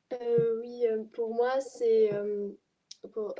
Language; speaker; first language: French; non-native, fluent; German